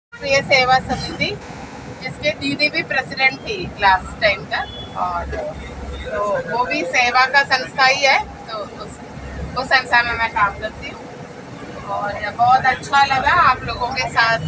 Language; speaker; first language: Hindi; non-native, local second language; Malayalam